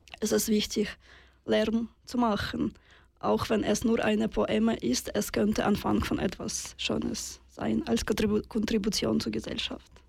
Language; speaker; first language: German; non-native, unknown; Russian